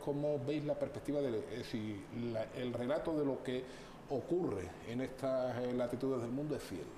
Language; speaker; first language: Spanish; native; Spanish